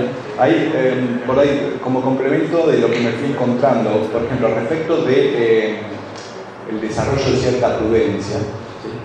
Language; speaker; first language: Spanish; native; Spanish